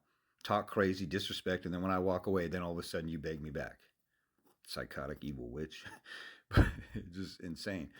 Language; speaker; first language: English; native; English